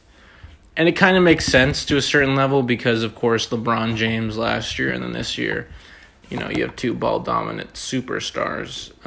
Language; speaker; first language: English; native; English